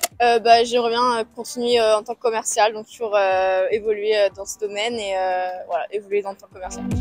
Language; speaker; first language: French; native; French